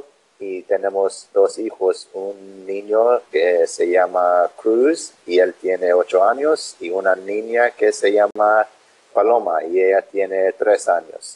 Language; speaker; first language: Spanish; non-native, learner; English